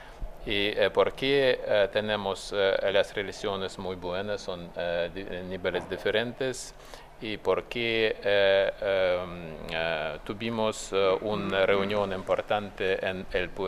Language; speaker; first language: Spanish; non-native, fluent; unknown